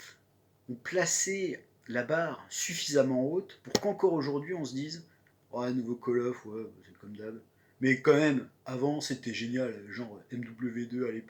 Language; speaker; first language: French; native; French